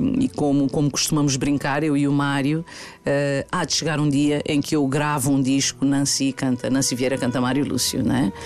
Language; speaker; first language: Portuguese; non-native, local second language; Kabuverdianu